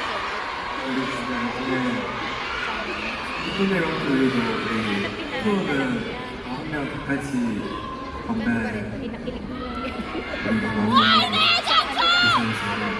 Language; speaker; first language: Korean; non-native, learner; Filipino